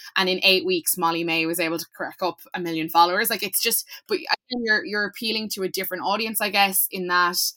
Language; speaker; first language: English; native; English